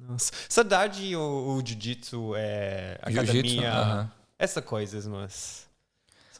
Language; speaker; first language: Portuguese; non-native, learner; English